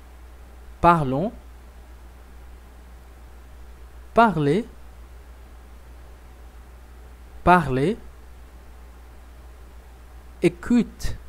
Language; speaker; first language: French; non-native, fluent; Portuguese